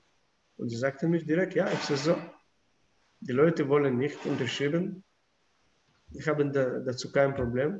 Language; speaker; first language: German; non-native, fluent; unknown